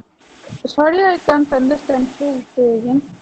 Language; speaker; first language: English; non-native, learner; Bangla